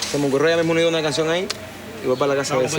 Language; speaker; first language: Spanish; native; Spanish